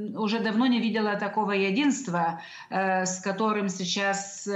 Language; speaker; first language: Russian; non-native, local second language; Lithuanian